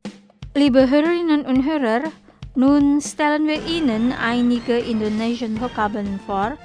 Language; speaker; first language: German; non-native, fluent; Indonesian